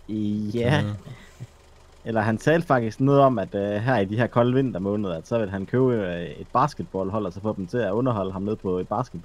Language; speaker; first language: Danish; native; Danish